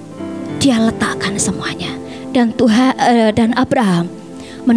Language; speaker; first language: Indonesian; native; Indonesian